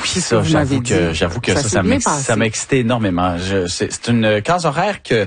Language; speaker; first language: French; native; French